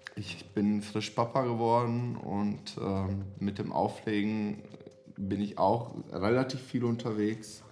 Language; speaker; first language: German; non-native, fluent; Serbian